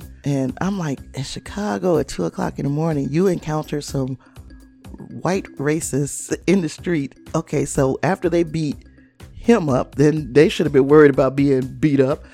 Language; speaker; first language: English; native; English